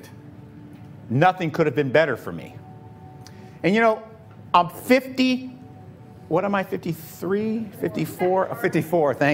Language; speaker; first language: English; native; English